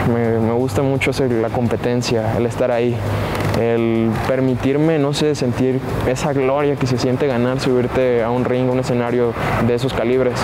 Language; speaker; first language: Spanish; native; Spanish